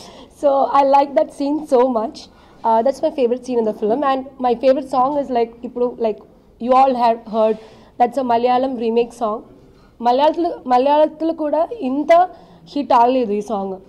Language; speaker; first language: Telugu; non-native, learner; Malayalam